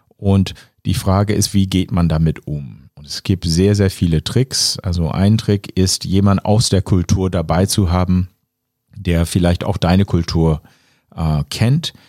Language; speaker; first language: German; non-native, fluent; English